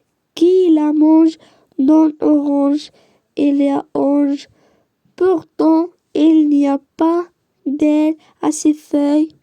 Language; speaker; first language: French; non-native, learner; Arabic